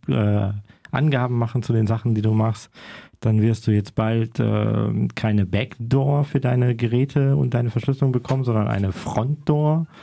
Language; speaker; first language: German; native; German